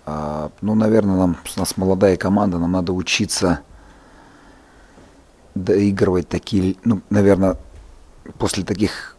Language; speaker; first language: Russian; native; Russian